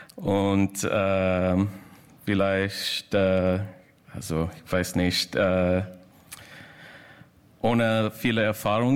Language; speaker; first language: German; non-native, learner; English